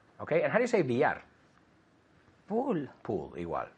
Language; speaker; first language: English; non-native, fluent; Spanish